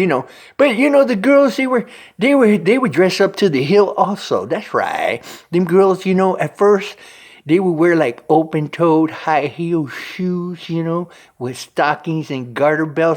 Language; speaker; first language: English; native; English